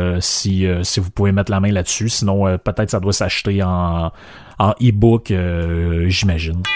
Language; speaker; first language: French; native; French